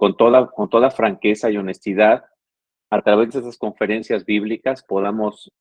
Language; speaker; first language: Spanish; native; Spanish